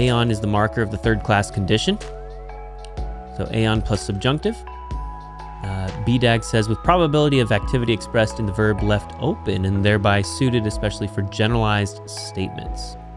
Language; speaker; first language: English; native; English